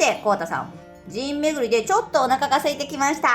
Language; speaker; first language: Japanese; native; Japanese